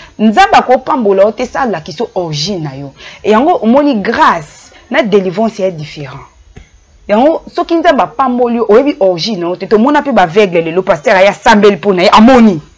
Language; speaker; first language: Lingala; native; Lingala